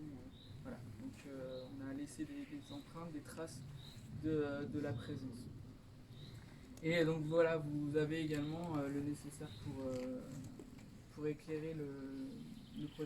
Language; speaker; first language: French; native; French